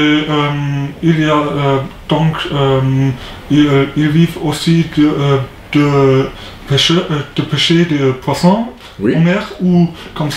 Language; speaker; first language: French; non-native, learner; German